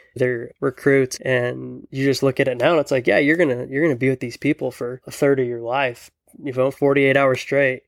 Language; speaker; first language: English; native; English